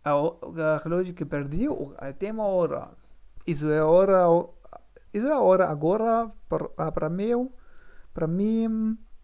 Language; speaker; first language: Portuguese; non-native, learner; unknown